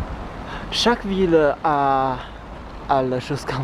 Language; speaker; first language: French; non-native, learner; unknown